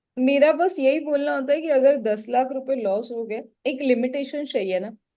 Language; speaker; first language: Hindi; non-native, local second language; Marathi